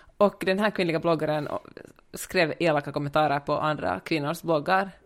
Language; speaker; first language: Swedish; native; Swedish